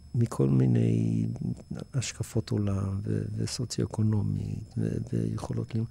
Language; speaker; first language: Hebrew; early bilingual, other home language; English